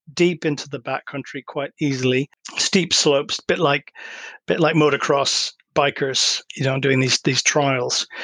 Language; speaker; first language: English; native; English